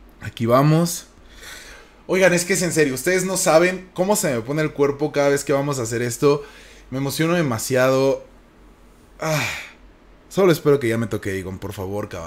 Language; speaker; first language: Spanish; native; Spanish